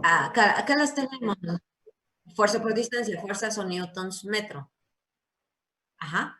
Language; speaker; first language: Spanish; native; Spanish